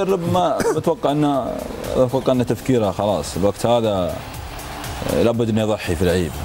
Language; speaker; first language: Arabic; native; Arabic